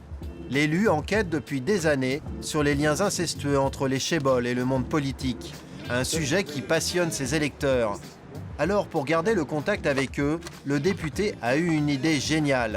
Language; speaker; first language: French; native; French